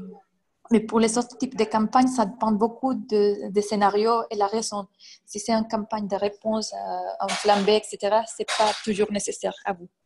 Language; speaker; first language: French; non-native, fluent; Spanish